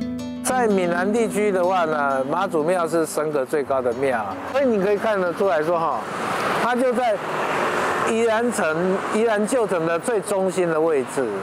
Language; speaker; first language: Chinese; native; Chinese